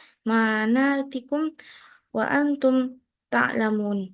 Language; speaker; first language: Arabic; non-native, learner; Indonesian